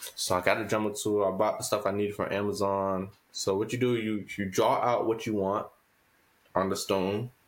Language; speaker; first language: English; native; English